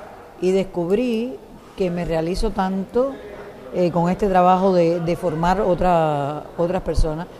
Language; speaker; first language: Spanish; native; Spanish